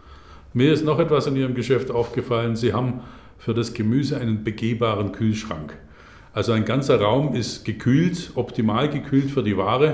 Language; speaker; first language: German; native; German